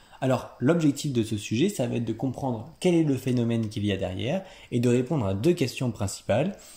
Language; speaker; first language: French; native; French